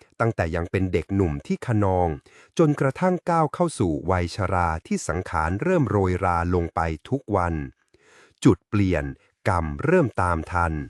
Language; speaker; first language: Thai; native; Thai